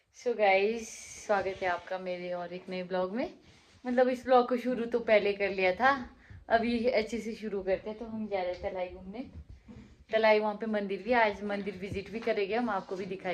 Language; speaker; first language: Hindi; native; Hindi